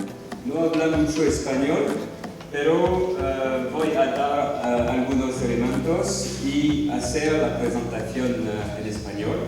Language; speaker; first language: Spanish; non-native, learner; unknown